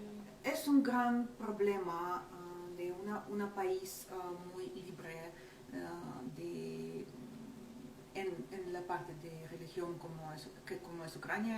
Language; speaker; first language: Spanish; non-native, fluent; Ukrainian